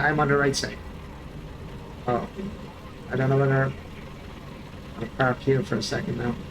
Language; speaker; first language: English; native; English